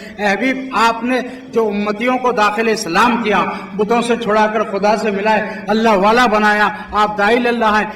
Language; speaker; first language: Urdu; native; Urdu